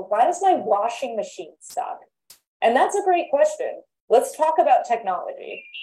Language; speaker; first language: English; native; English